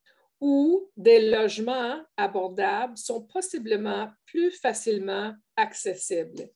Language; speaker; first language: French; native; French